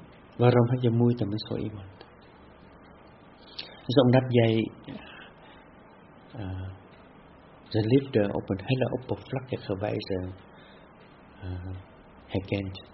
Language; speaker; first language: Dutch; non-native, fluent; Vietnamese